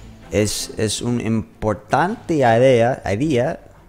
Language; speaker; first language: Spanish; non-native, learner; English